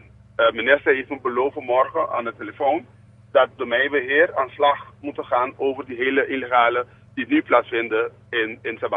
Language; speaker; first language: Dutch; non-native, local second language; Papiamento